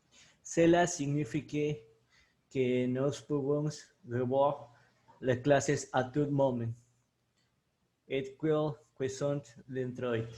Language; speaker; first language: French; non-native, learner; Spanish